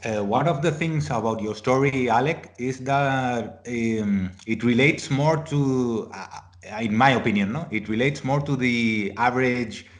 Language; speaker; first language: English; non-native, fluent; Spanish